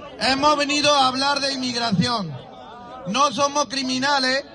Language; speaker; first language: Spanish; non-native, learner; Punjabi